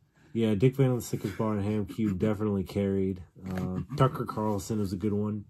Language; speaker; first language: English; native; English